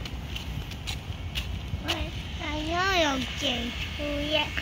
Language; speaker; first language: Chinese; native; Chinese